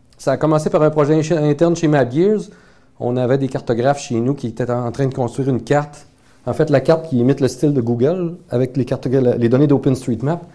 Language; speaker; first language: French; native; French